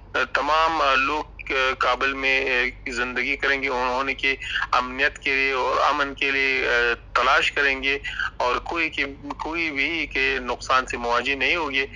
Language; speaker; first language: Urdu; non-native, learner; Pashto